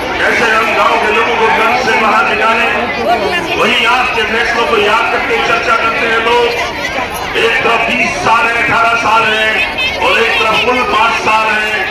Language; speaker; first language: Hindi; native; Hindi